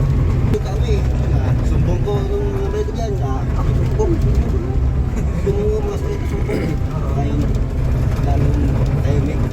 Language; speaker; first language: Filipino; non-native, local second language; Cebuano